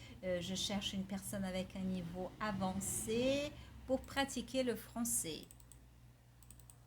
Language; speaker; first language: French; non-native, fluent; Portuguese